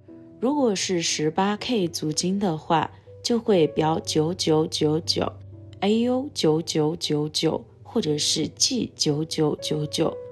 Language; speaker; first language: Chinese; native; Chinese